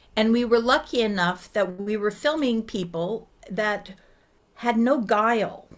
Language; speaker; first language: English; native; English